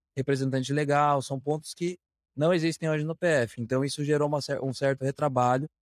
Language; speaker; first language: Portuguese; native; Portuguese